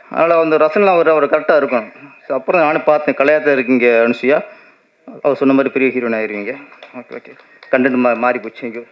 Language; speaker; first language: Tamil; native; Tamil